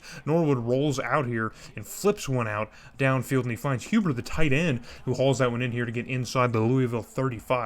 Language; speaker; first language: English; native; English